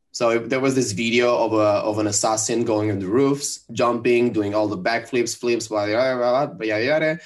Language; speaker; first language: English; non-native, fluent; Italian